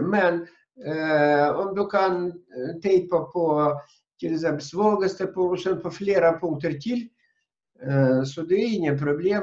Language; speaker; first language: Swedish; non-native, fluent; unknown